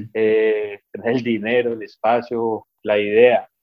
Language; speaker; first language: Spanish; native; Spanish